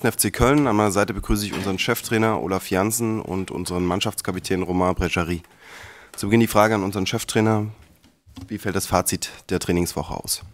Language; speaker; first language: German; native; German